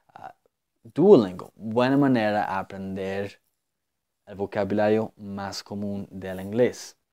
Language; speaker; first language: Spanish; non-native, fluent; English